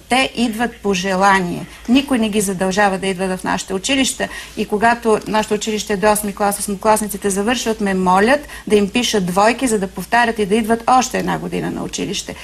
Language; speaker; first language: Bulgarian; native; Bulgarian